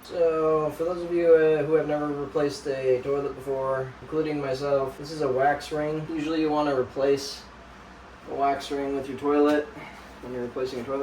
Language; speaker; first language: English; native; English